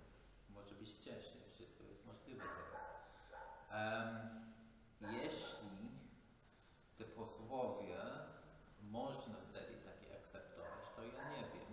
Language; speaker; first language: Polish; non-native, fluent; English